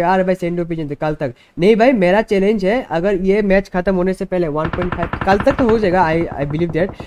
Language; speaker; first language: Hindi; non-native, local second language; Bangla